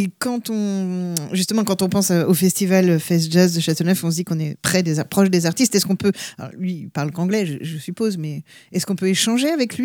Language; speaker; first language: French; native; French